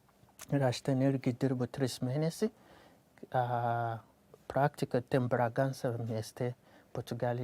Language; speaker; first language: Lithuanian; non-native, learner; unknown